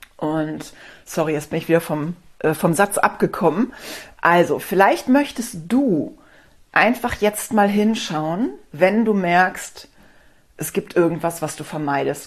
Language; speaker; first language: German; native; German